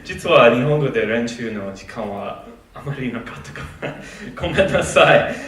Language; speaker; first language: Japanese; non-native, learner; English